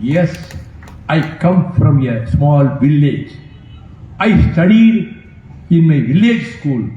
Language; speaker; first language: English; non-native, local second language; Tamil